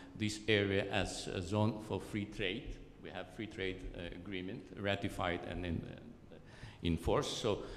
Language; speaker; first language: English; non-native, fluent; Azerbaijani